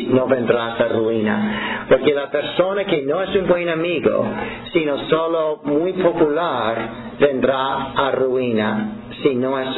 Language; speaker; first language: Spanish; non-native, fluent; English